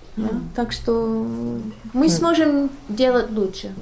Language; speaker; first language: Russian; non-native, learner; English